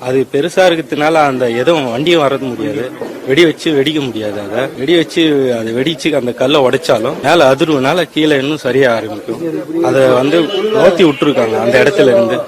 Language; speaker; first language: Tamil; native; Tamil